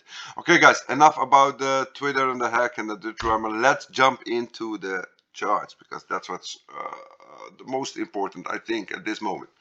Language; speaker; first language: English; non-native, fluent; Dutch